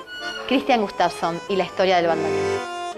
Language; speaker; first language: Spanish; native; Spanish